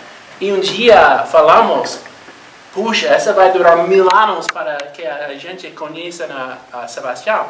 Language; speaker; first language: Portuguese; non-native, learner; Spanish